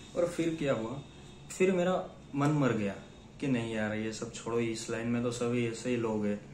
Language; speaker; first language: Hindi; non-native, local second language; Gujarati